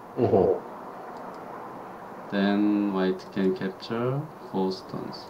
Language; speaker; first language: English; non-native, learner; Korean